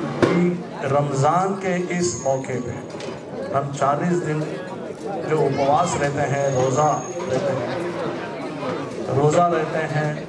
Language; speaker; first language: Urdu; non-native, local second language; Telugu